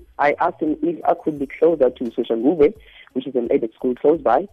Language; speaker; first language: English; non-native, local second language; Zulu